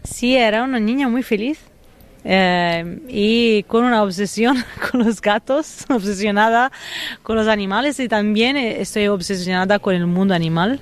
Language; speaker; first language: Spanish; non-native, fluent; Italian